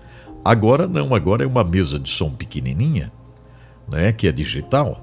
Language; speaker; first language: Portuguese; native; Portuguese